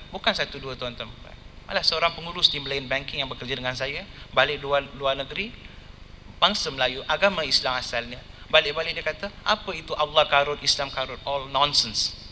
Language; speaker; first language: Malay; non-native, local second language; Tamil